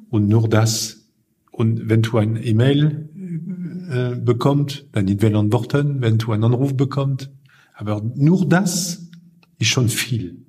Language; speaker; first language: German; non-native, fluent; French